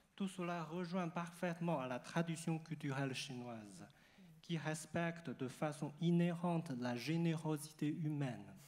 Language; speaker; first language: French; non-native, fluent; Chinese